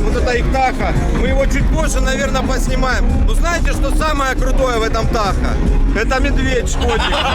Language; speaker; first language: Russian; native; Russian